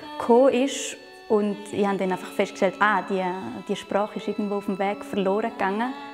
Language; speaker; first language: German; native; German